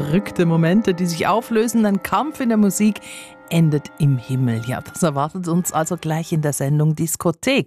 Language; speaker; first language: German; native; German